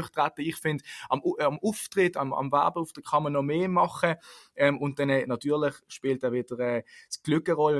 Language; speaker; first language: German; native; German